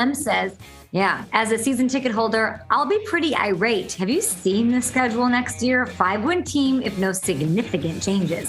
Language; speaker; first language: English; native; English